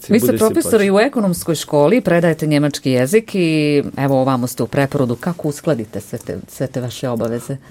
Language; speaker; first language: Croatian; native; Croatian